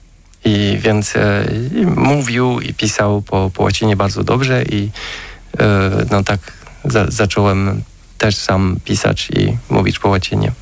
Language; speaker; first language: Polish; non-native, fluent; French